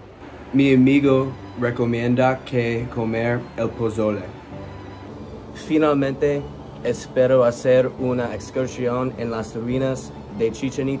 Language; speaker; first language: Spanish; non-native, learner; English